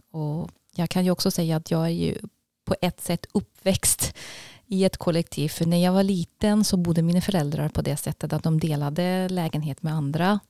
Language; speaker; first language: Swedish; non-native, fluent; German